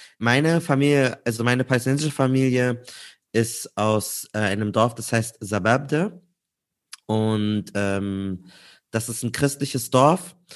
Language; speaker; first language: German; native; German